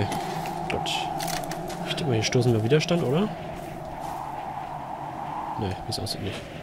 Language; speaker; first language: German; native; German